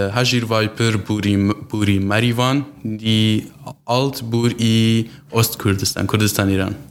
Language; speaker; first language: Norwegian; non-native, fluent; Persian